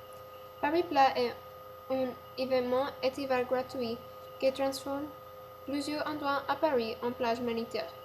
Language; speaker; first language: French; non-native, learner; English